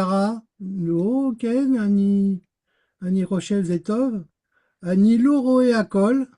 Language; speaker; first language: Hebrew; non-native, learner; French